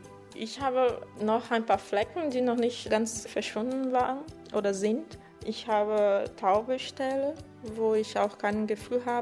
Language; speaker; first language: German; non-native, fluent; Portuguese